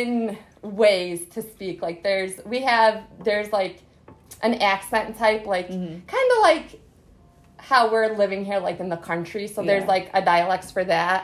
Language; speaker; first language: English; early bilingual, other home language; Arabic